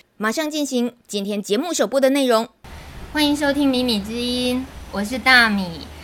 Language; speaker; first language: Chinese; native; Chinese